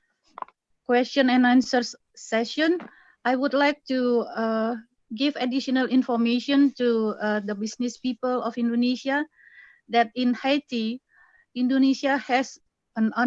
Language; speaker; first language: English; non-native, fluent; Indonesian